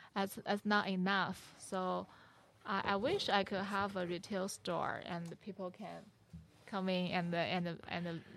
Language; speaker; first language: English; non-native, learner; Chinese